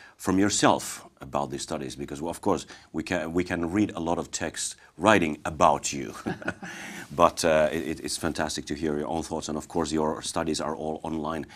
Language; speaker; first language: English; non-native, fluent; Finnish